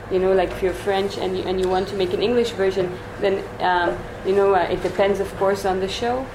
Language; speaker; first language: English; non-native, fluent; Hebrew